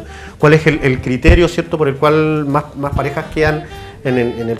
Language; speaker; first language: Spanish; native; Spanish